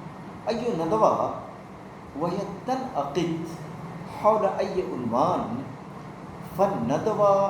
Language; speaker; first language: Arabic; non-native, fluent; Urdu